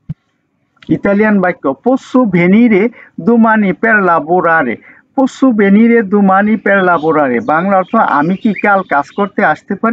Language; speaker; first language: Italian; non-native, learner; Bangla